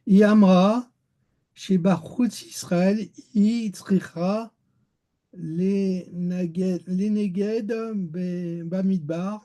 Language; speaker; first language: Hebrew; non-native, learner; French